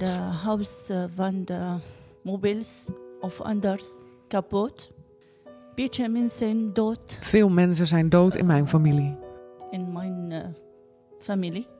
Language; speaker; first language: Dutch; non-native, learner; Arabic